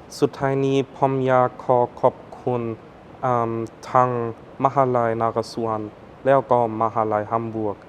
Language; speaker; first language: Thai; non-native, fluent; German